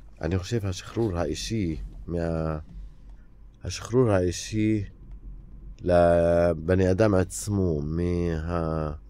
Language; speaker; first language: Hebrew; non-native, local second language; Arabic